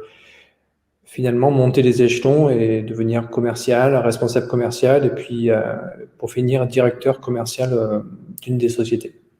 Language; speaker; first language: French; native; French